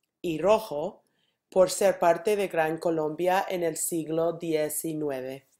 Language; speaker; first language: Spanish; non-native, learner; English